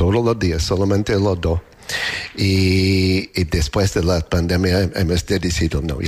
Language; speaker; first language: Spanish; non-native, fluent; English